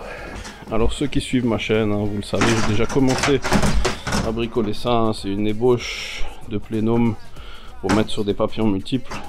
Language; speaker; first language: French; native; French